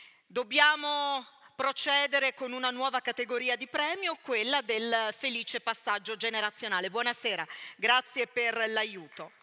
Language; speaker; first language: Italian; native; Italian